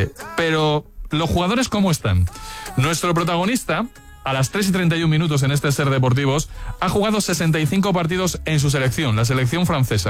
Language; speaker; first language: Spanish; native; Spanish